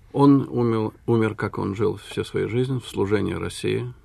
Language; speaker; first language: Russian; early bilingual, heritage; Russian